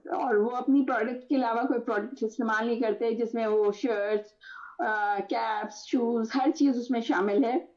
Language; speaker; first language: Urdu; native; Urdu